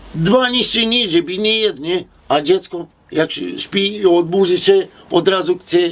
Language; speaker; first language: Polish; non-native, learner; Romanian